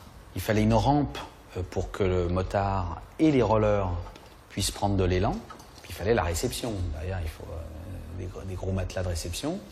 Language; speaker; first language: French; native; French